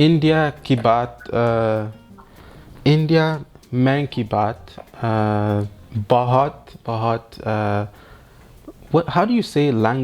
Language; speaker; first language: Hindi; non-native, learner; English